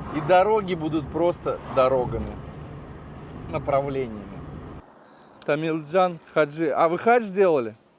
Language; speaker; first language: Russian; native; Russian